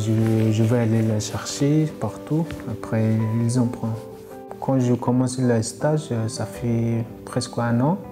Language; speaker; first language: French; non-native, learner; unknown